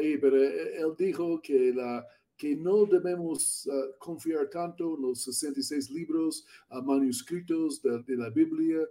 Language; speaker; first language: Spanish; non-native, learner; English